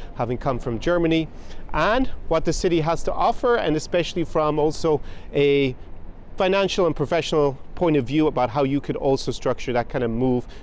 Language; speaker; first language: English; native; English